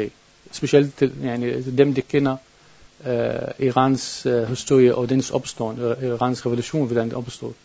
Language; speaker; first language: Danish; non-native, learner; Arabic